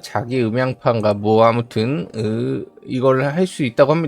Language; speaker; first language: Korean; native; Korean